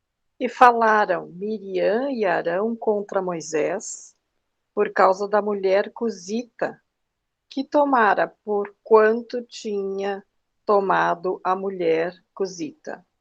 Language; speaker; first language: Portuguese; native; Portuguese